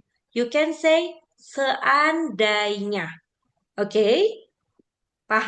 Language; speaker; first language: English; non-native, fluent; Indonesian